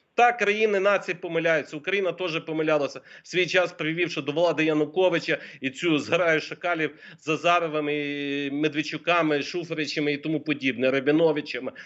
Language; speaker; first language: Ukrainian; native; Ukrainian